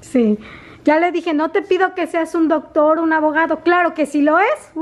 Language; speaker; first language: Spanish; native; Spanish